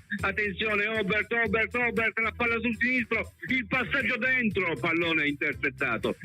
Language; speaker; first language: Italian; native; Italian